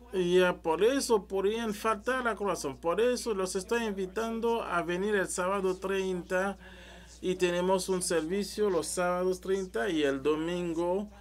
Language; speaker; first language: Spanish; non-native, learner; French